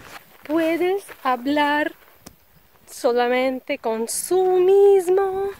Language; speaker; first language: Spanish; non-native, learner; Russian